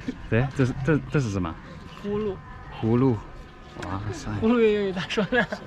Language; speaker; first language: Chinese; non-native, learner; English